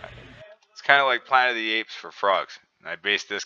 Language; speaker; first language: English; native; English